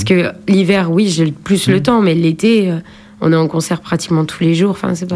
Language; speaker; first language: French; native; French